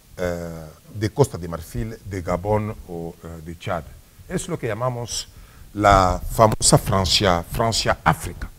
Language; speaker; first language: Spanish; non-native, fluent; Swahili